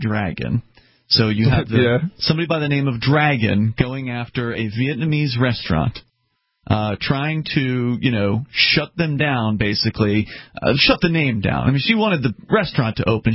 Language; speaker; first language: English; native; English